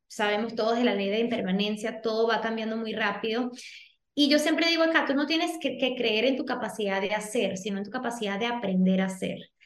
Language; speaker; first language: Spanish; early bilingual, other home language; Portuguese